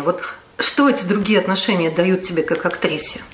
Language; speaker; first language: Russian; native; Russian